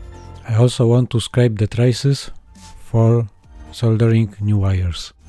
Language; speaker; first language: English; non-native, fluent; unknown